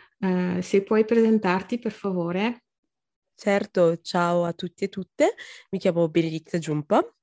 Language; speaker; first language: Italian; early bilingual, other home language; Akan